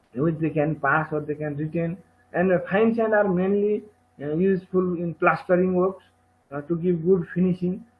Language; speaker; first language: English; non-native, local second language; Nepali